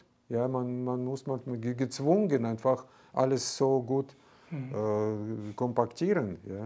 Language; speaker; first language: German; non-native, fluent; Russian